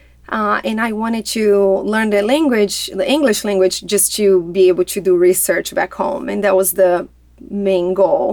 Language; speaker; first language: English; non-native, fluent; Portuguese